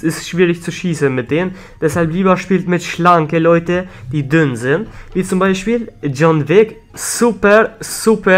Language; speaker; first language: German; non-native, learner; Albanian